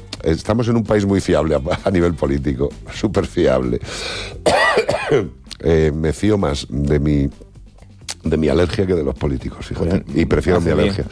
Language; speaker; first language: Spanish; native; Spanish